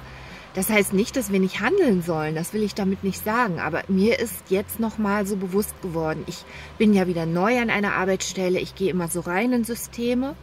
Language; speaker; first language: German; native; German